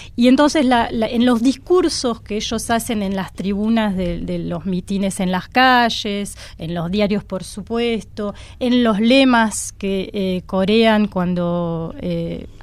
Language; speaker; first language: Spanish; non-native, fluent; French